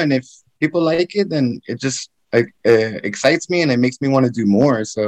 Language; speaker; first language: English; native; English